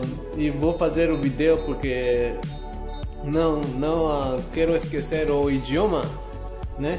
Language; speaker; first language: Portuguese; non-native, learner; Spanish